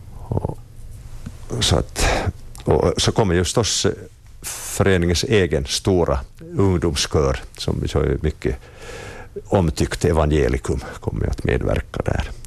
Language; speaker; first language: Swedish; native; Swedish